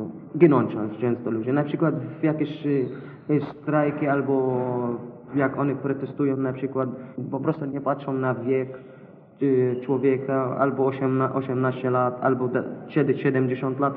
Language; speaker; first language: Polish; non-native, learner; Arabic